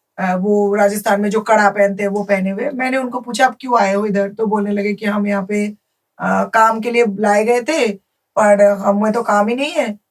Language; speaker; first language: Hindi; non-native, local second language; Bangla